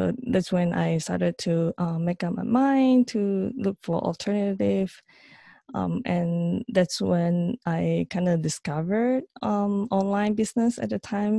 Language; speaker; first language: English; non-native, local second language; Chinese